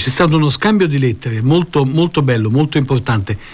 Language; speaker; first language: Italian; native; Italian